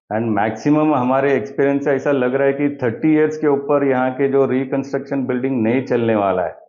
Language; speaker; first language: Hindi; non-native, local second language; Tamil